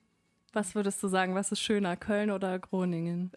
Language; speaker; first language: German; native; German